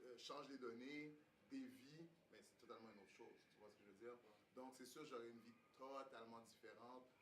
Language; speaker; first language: French; early bilingual, other home language; Haitian Creole